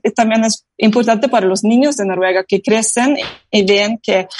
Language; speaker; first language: Spanish; non-native, fluent; Norwegian